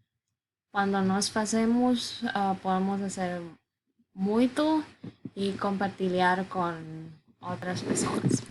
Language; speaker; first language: Portuguese; non-native, learner; Spanish